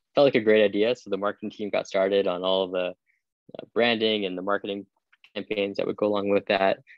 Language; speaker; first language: English; native; English